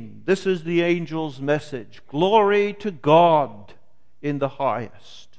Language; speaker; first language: English; native; English